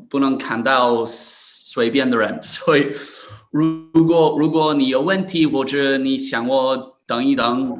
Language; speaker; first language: Chinese; non-native, learner; English